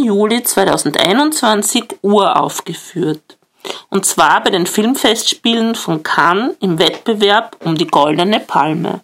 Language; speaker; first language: German; native; German